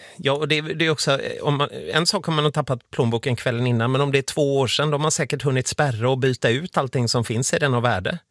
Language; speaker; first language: Swedish; native; Swedish